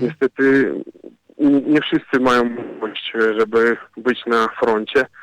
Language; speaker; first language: Polish; non-native, fluent; Ukrainian